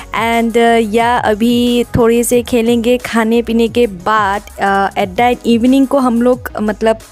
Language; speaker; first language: Hindi; non-native, local second language; Assamese